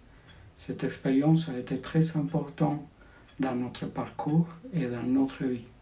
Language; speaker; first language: French; non-native, fluent; Spanish